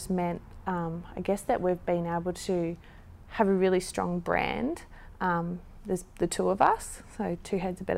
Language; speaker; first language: English; native; English